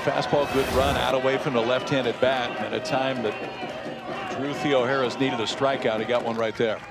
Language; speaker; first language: English; native; English